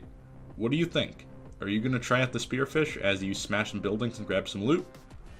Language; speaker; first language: English; native; English